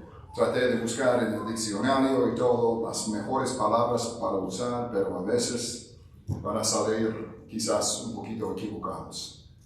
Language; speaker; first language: Spanish; non-native, fluent; English